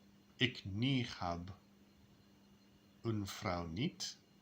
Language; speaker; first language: Dutch; non-native, learner; English